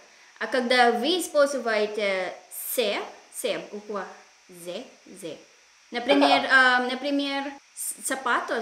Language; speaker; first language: Russian; non-native, learner; Filipino